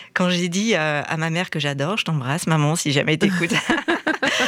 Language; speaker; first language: French; native; French